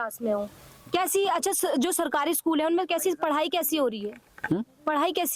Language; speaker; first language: Hindi; native; Hindi